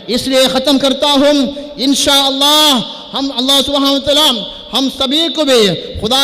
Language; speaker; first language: Hindi; non-native, local second language; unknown